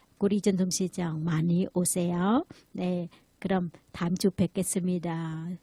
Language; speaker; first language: Korean; non-native, learner; Thai